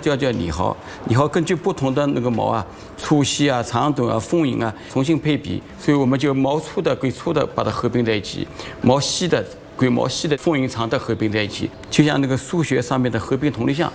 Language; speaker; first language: Chinese; native; Chinese